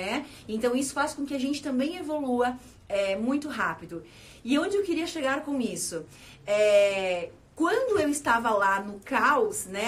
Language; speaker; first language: Portuguese; native; Portuguese